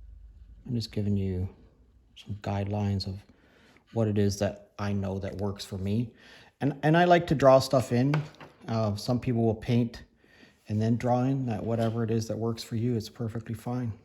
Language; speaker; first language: English; native; English